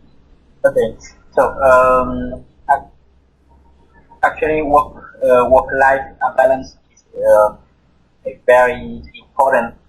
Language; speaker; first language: English; non-native, learner; Vietnamese